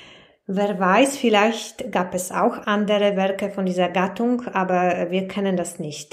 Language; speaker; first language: German; non-native, fluent; Polish